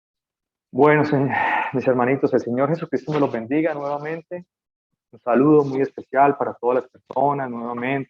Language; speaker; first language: Spanish; native; Spanish